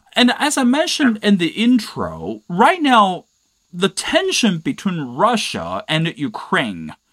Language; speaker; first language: English; non-native, fluent; Chinese